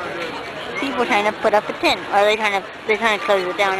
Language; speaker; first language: English; native; English